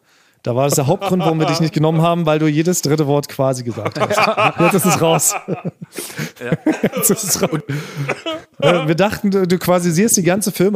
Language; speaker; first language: German; native; German